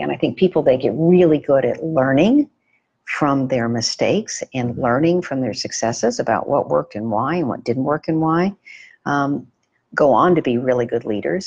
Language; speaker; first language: English; native; English